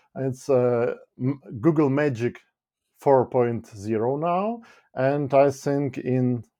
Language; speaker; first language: English; non-native, fluent; Ukrainian